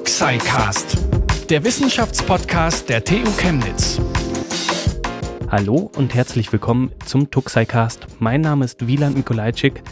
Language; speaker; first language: German; native; German